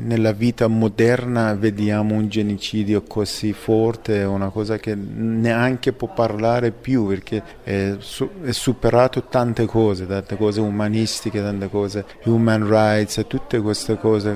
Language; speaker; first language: Italian; non-native, fluent; Persian